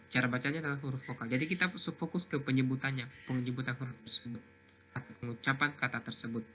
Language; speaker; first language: Indonesian; native; Indonesian